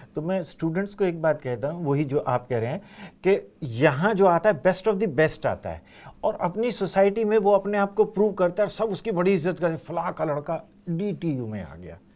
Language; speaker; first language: Hindi; native; Hindi